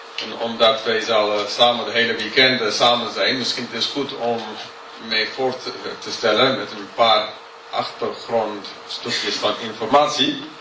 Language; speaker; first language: Dutch; non-native, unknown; English